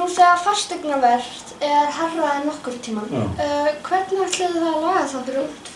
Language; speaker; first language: Icelandic; native; Icelandic